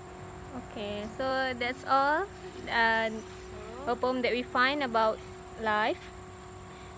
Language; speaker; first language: English; non-native, learner; Malay